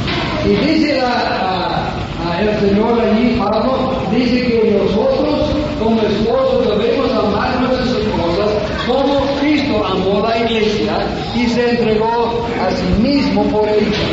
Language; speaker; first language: Spanish; non-native, fluent; English